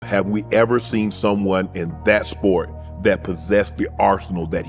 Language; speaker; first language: English; native; English